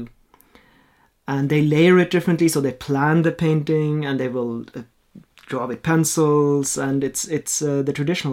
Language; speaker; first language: English; non-native, fluent; Norwegian